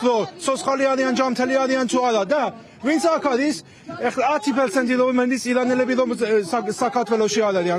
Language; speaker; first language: Georgian; non-native, learner; Persian